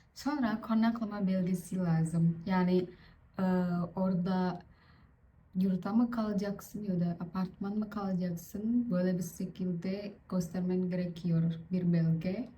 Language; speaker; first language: Turkish; non-native, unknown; Vietnamese